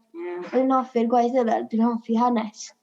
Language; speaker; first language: Welsh; native; Welsh